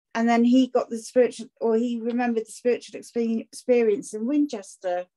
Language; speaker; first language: English; native; English